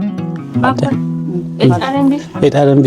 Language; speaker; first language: Chinese; non-native, fluent; Hausa